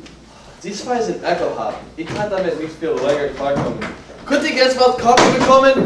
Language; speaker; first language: German; non-native, learner; English